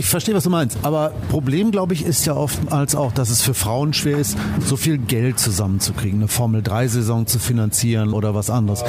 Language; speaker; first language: German; native; German